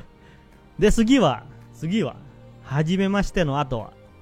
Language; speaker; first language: Japanese; non-native, fluent; Indonesian